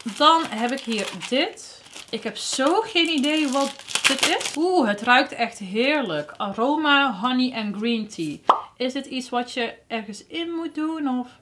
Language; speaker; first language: Dutch; early bilingual, other home language; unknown